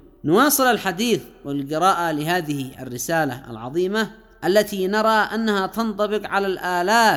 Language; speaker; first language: Arabic; native; Arabic